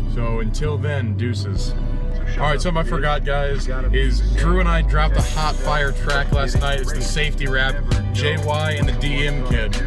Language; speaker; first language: English; native; English